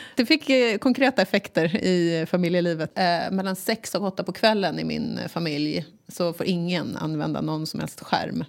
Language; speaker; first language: Swedish; native; Swedish